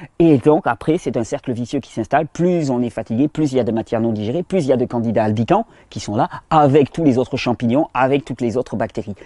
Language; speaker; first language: French; native; French